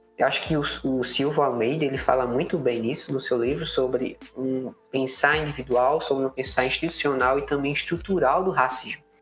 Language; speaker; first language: Portuguese; native; Portuguese